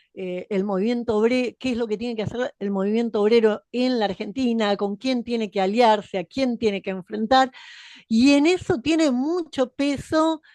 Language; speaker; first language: Spanish; native; Spanish